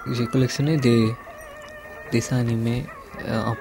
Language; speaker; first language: French; non-native, fluent; Bangla